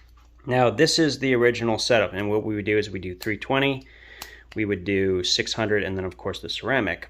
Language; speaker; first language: English; native; English